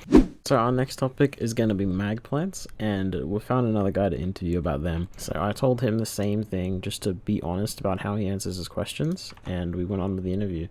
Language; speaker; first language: English; native; English